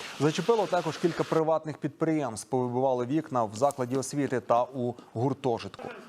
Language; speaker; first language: Ukrainian; native; Ukrainian